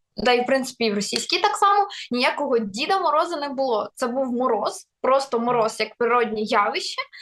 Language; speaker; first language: Ukrainian; non-native, local second language; Russian